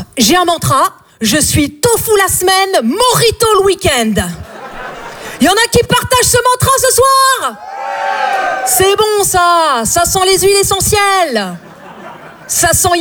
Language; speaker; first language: French; native; French